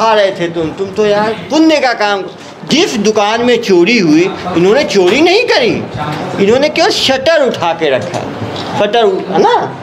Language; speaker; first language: Hindi; native; Hindi